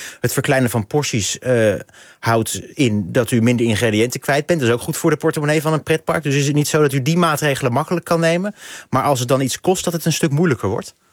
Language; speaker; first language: Dutch; native; Dutch